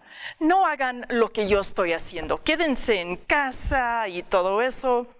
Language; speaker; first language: Spanish; early bilingual, heritage; English